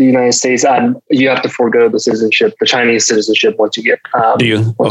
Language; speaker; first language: English; early bilingual, other home language; Chinese